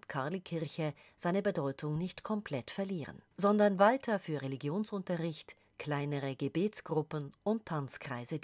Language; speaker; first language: German; native; German